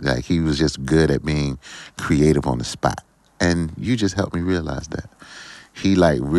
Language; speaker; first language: English; native; English